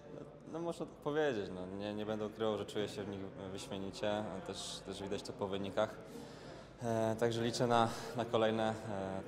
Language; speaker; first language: Polish; native; Polish